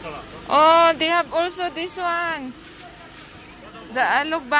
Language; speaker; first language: English; non-native, learner; Filipino